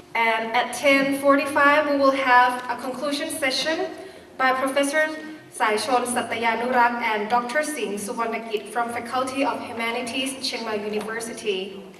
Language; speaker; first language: English; non-native, fluent; Thai